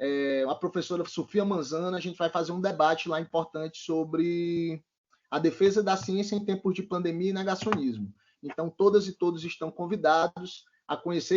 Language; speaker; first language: Portuguese; native; Portuguese